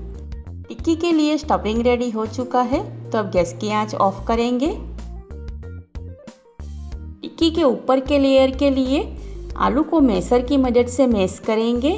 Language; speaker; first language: Hindi; non-native, local second language; Gujarati